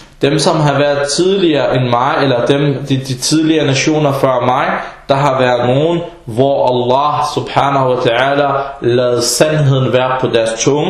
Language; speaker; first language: Danish; early bilingual, other home language; Arabic